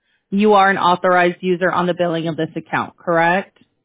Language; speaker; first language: English; early bilingual, other home language; Spanish